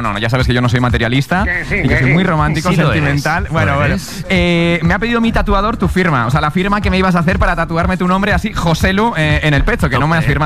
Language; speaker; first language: Spanish; native; Spanish